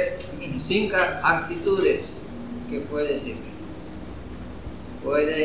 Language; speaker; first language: Spanish; non-native, fluent; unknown